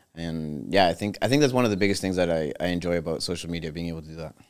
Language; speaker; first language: English; early bilingual, other home language; Spanish